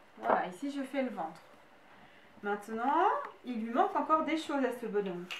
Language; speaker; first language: French; native; French